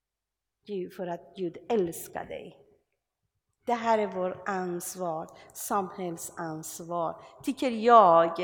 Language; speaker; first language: Swedish; non-native, learner; Persian